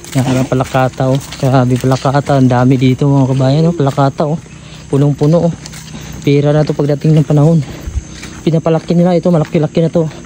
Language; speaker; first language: Filipino; non-native, local second language; Cebuano